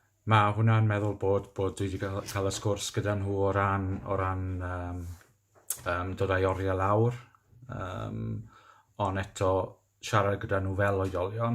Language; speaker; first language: Welsh; native; Welsh